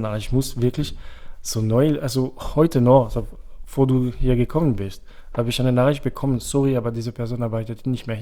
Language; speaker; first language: German; non-native, fluent; French